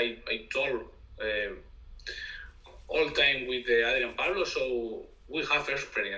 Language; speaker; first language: English; non-native, learner; Spanish